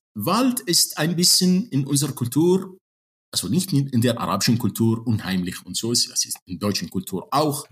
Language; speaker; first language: German; non-native, fluent; Arabic